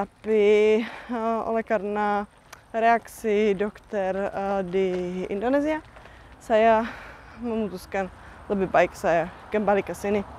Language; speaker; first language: Indonesian; non-native, fluent; Czech